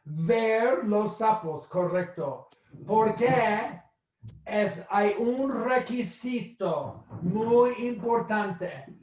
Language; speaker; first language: Spanish; non-native, fluent; English